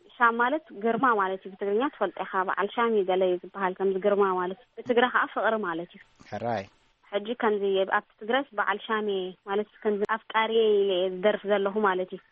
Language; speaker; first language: Tigrinya; non-native, local second language; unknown